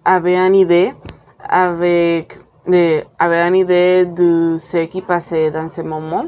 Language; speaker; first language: French; non-native, learner; Spanish